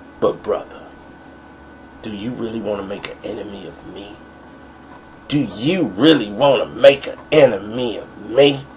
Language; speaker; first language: English; native; English